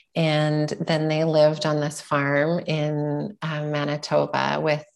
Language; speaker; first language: English; native; English